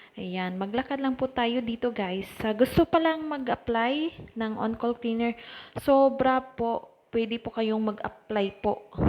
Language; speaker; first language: Filipino; non-native, local second language; Cebuano